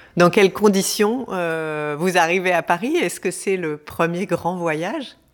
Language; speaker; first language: French; native; French